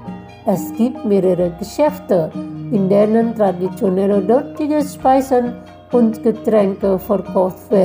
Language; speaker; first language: German; non-native, fluent; Indonesian